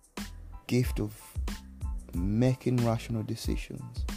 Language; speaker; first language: English; non-native, local second language; Nyanja